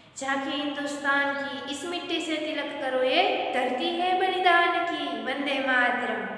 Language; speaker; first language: Hindi; non-native, local second language; Gujarati